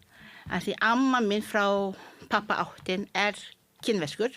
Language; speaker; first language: Icelandic; non-native, fluent; Malay